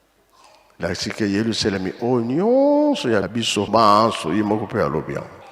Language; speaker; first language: Lingala; non-native, local second language; Kongo